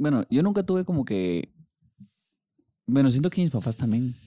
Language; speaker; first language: Spanish; native; Spanish